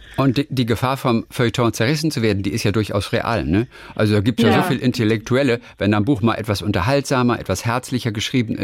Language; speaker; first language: German; native; German